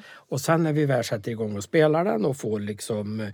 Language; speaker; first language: Swedish; native; Swedish